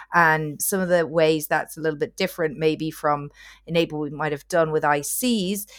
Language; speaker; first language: English; native; English